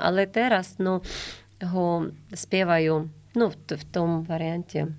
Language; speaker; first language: Slovak; non-native, learner; Ukrainian